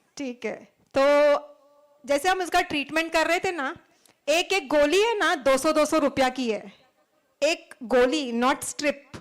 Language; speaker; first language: Hindi; non-native, local second language; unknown